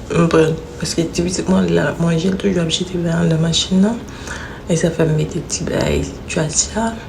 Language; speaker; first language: French; non-native, learner; Haitian Creole